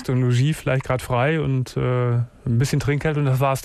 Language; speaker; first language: German; native; German